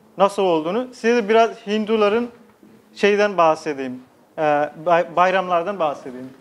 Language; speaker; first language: Turkish; non-native, fluent; Nepali